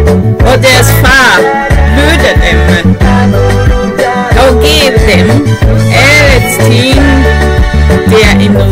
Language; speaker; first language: Danish; non-native, learner; Kinyarwanda